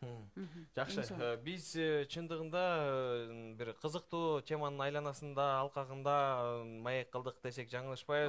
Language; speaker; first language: Kyrgyz; native; Kyrgyz